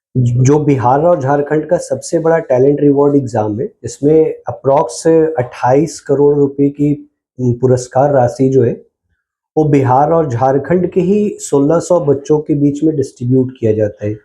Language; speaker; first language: Hindi; native; Hindi